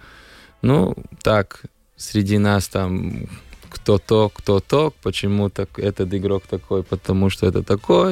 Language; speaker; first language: Russian; non-native, local second language; Latvian